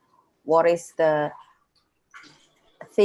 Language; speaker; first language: English; non-native, fluent; Indonesian